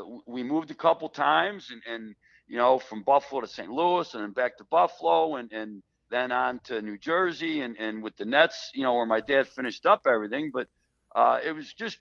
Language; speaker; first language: English; native; English